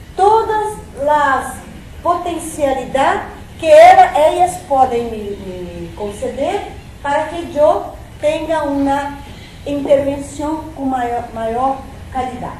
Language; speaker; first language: Spanish; non-native, fluent; Portuguese